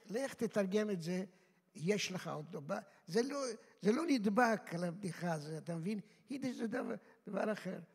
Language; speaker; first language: Hebrew; non-native, fluent; Yiddish